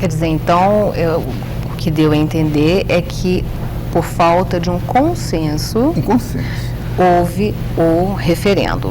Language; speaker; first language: Portuguese; native; Portuguese